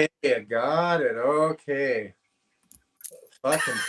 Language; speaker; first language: English; native; English